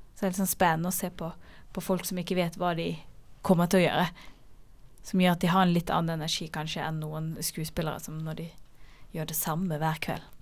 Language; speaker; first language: Norwegian; native; Norwegian